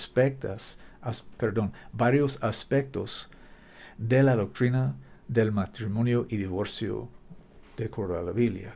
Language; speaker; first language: Spanish; non-native, learner; English